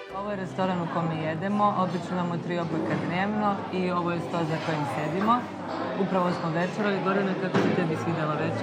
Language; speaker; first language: Bosnian; native; Bosnian